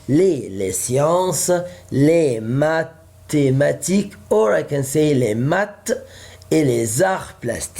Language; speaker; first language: French; non-native, fluent; Arabic